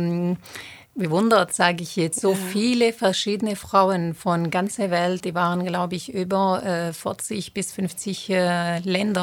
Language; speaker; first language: German; non-native, fluent; Turoyo